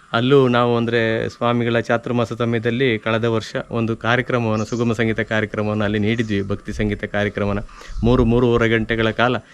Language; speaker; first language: Kannada; native; Kannada